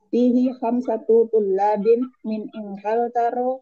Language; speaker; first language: Arabic; non-native, learner; Indonesian